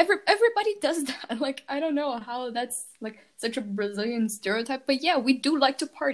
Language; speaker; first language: English; non-native, fluent; Portuguese